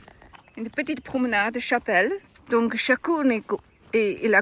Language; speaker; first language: French; non-native, fluent; Chinese